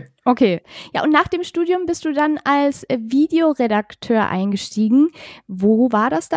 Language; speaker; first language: German; native; German